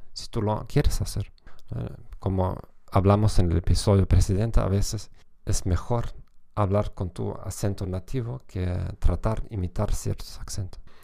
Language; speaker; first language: Spanish; non-native, fluent; German